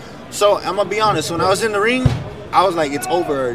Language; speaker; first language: English; early bilingual, other home language; Spanish